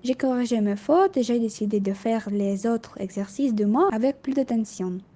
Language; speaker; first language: French; non-native, learner; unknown